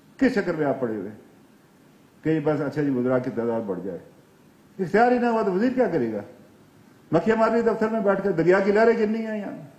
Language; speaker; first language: Urdu; non-native, local second language; Pahari-Potwari